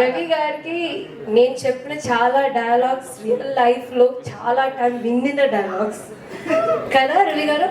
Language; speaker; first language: Telugu; non-native, fluent; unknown